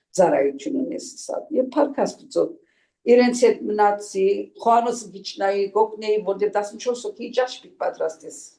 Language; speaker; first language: Armenian; native; Armenian